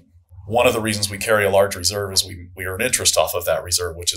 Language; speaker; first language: English; native; English